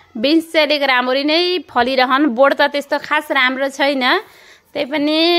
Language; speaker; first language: Nepali; native; Nepali